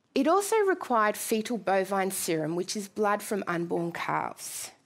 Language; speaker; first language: English; native; English